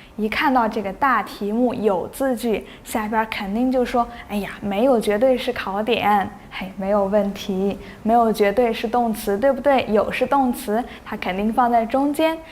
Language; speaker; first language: Chinese; native; Chinese